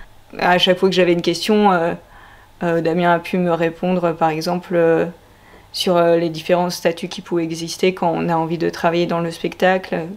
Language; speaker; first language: French; native; French